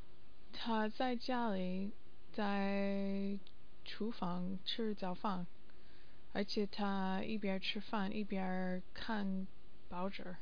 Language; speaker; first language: Chinese; non-native, learner; English